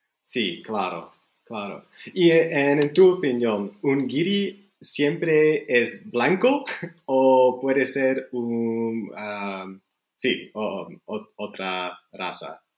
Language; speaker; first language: Spanish; non-native, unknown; Dutch